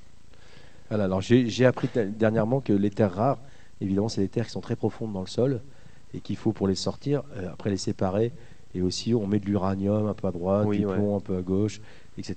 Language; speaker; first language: French; native; French